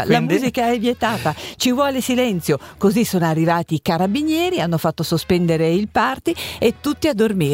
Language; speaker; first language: Italian; native; Italian